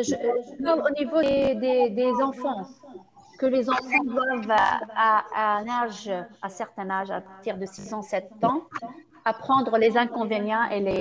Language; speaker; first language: French; non-native, fluent; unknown